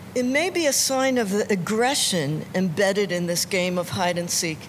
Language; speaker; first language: English; native; English